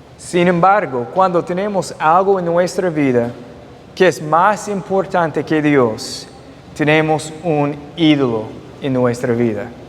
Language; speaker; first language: Spanish; non-native, fluent; English